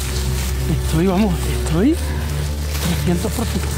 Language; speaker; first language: Spanish; native; Spanish